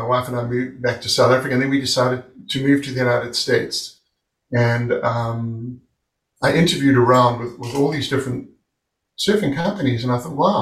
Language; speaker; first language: English; native; English